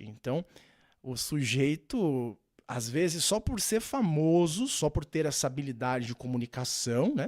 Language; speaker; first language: Portuguese; native; Portuguese